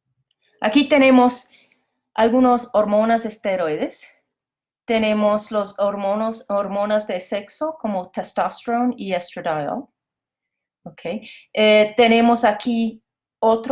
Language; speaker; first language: Spanish; non-native, fluent; English